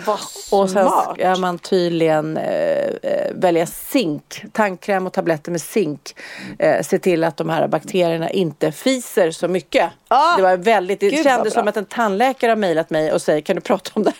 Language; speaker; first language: Swedish; native; Swedish